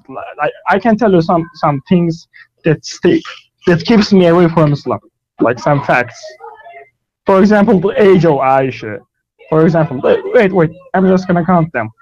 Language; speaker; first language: English; non-native, learner; Turkish